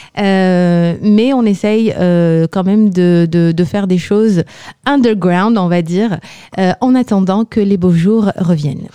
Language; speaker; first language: French; non-native, local second language; Kabyle